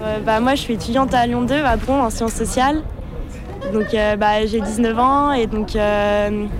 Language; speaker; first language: French; native; French